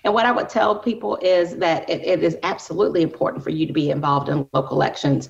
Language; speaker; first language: English; native; English